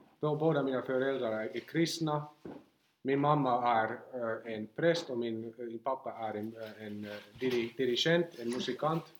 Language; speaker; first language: Swedish; non-native, local second language; Finnish